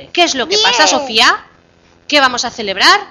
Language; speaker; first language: Spanish; native; Spanish